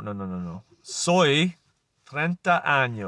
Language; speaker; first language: Spanish; non-native, learner; English